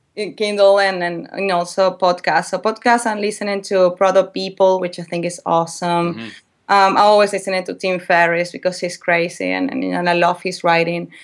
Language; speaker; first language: English; non-native, fluent; Spanish